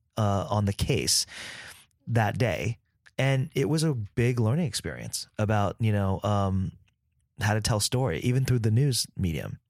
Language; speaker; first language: English; early bilingual, other home language; Vietnamese